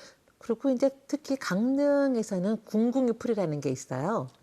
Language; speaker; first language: Korean; native; Korean